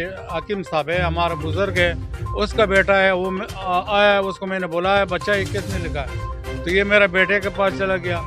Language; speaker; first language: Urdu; non-native, local second language; Pashto